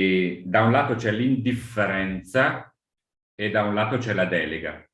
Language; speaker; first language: Italian; native; Italian